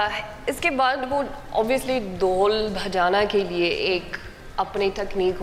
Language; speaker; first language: Hindi; non-native, learner; English